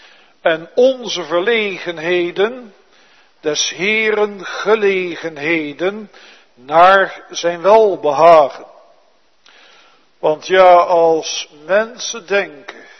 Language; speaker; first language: Dutch; native; Dutch